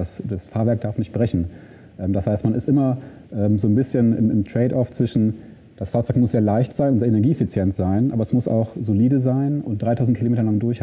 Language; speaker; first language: German; native; German